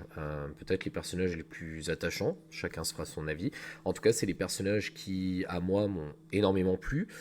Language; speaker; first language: French; native; French